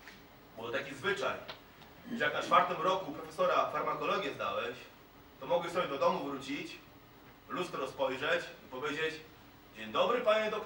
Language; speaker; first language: Polish; non-native, fluent; Kurdish